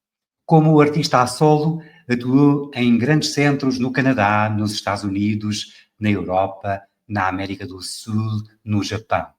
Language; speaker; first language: Portuguese; native; Portuguese